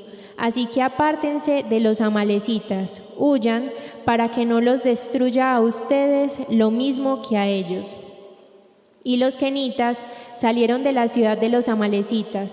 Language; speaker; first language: Spanish; native; Spanish